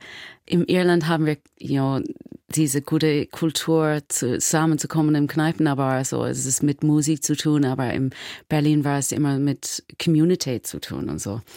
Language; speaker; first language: German; non-native, learner; English